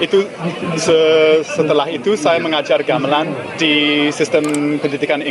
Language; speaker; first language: Indonesian; non-native, fluent; English